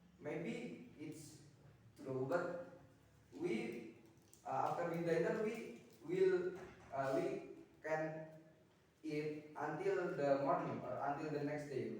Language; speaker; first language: English; non-native, learner; Indonesian